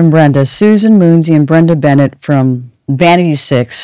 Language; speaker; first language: English; native; English